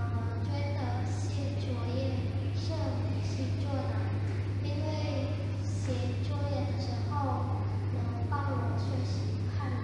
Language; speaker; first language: Chinese; non-native, learner; Indonesian